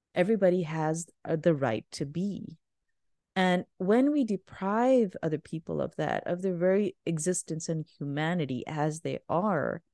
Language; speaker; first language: English; non-native, local second language; Urdu